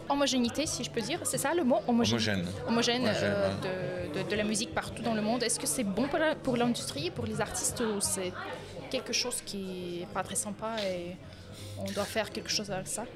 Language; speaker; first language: French; non-native, fluent; Polish